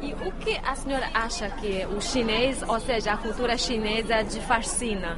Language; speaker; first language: Portuguese; non-native, fluent; Chinese